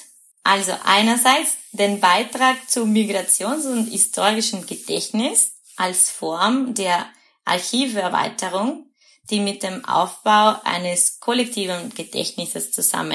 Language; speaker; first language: German; non-native, fluent; Spanish